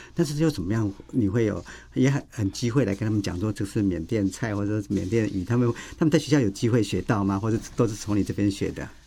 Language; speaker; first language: Chinese; native; Chinese